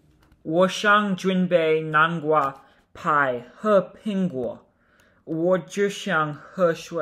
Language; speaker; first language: Chinese; non-native, learner; English